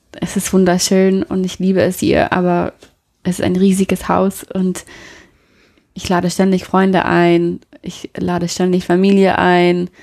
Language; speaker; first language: German; non-native, fluent; English